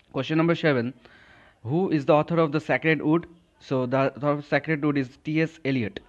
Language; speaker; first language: English; non-native, local second language; Bangla